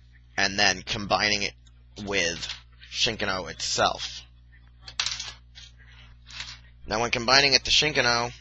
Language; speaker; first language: English; native; English